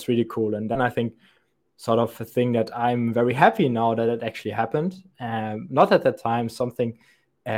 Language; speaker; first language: English; non-native, fluent; German